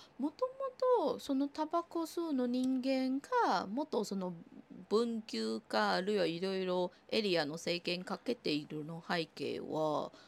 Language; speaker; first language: Japanese; non-native, fluent; Chinese